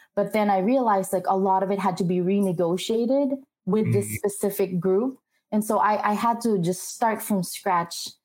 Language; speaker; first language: English; non-native, local second language; Filipino